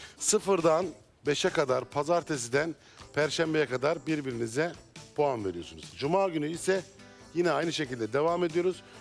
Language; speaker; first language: Turkish; native; Turkish